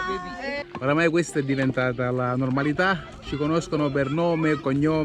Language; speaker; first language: Italian; native; Italian